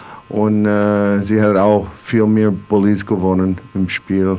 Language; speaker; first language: German; non-native, learner; English